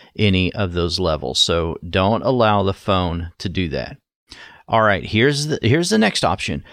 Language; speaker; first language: English; native; English